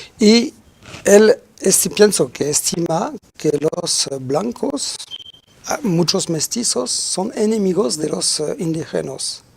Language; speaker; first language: Spanish; non-native, fluent; French